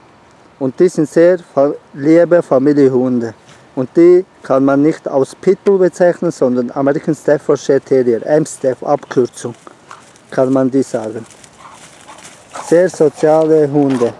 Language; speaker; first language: German; non-native, learner; Turkish